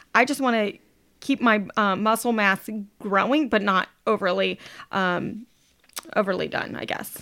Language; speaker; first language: English; native; English